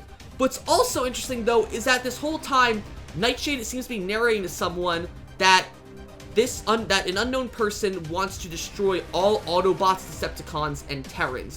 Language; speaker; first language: English; native; English